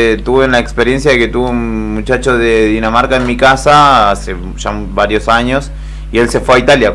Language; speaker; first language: Spanish; native; Spanish